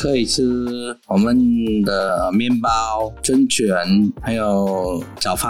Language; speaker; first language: Chinese; non-native, fluent; Vietnamese